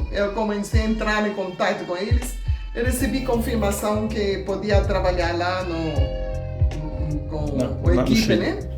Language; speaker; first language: Portuguese; non-native, fluent; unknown